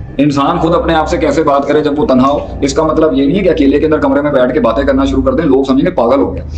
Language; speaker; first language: Urdu; non-native, local second language; Punjabi